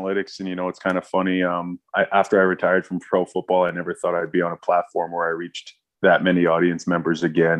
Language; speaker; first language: English; native; English